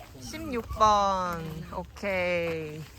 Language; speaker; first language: Korean; native; Korean